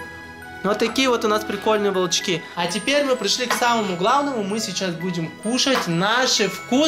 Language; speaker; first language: Russian; native; Russian